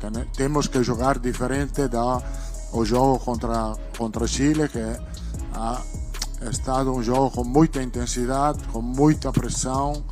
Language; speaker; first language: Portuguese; non-native, learner; Italian